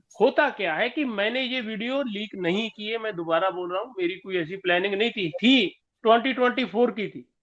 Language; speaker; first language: Hindi; non-native, local second language; Punjabi